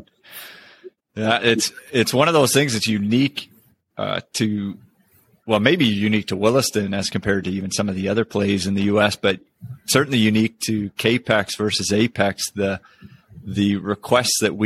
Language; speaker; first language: English; native; English